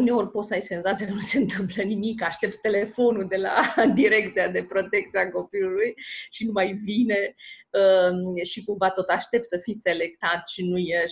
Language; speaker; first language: Romanian; native; Romanian